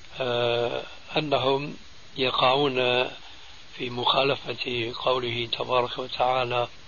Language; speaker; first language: Arabic; early bilingual, other home language; Albanian